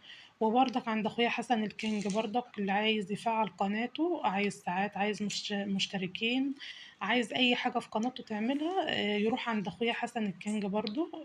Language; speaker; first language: Arabic; native; Arabic